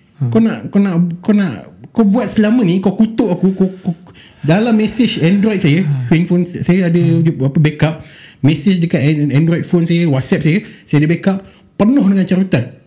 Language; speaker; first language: Malay; native; Malay